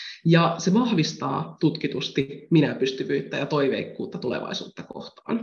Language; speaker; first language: Finnish; native; Finnish